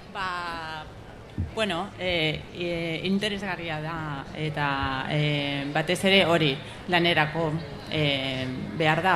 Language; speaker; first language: Basque; non-native, learner; Spanish